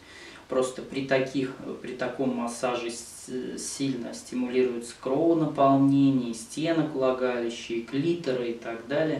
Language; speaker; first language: Russian; native; Russian